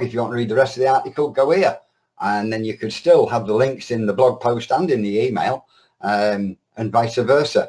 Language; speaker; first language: English; native; English